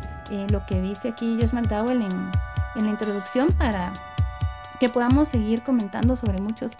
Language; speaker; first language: Spanish; native; Spanish